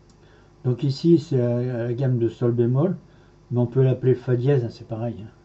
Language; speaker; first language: French; native; French